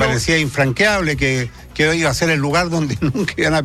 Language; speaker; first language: Spanish; native; Spanish